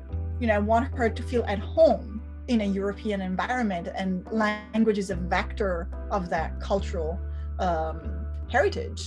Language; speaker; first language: English; non-native, fluent; Italian